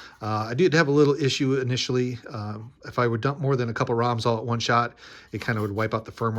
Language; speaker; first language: English; native; English